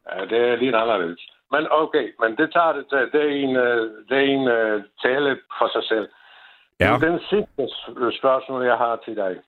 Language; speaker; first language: Danish; non-native, fluent; Czech